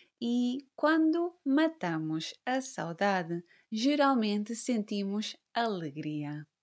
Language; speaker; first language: Portuguese; native; Portuguese